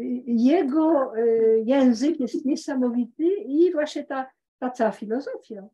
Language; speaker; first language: Polish; early bilingual, heritage; Polish